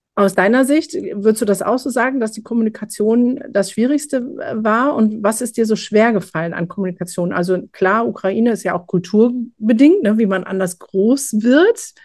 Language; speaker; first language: German; native; German